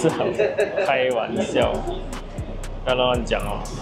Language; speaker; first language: Chinese; native; Chinese